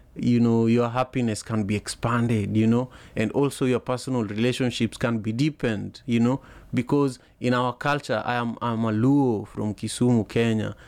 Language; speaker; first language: English; non-native, local second language; Luo (Kenya and Tanzania)